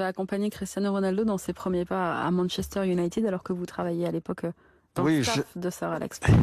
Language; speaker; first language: French; native; French